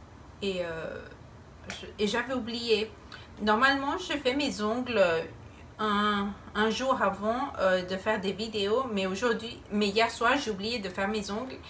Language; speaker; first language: French; non-native, fluent; Spanish